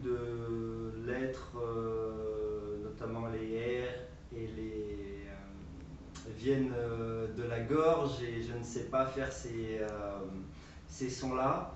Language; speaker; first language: French; native; French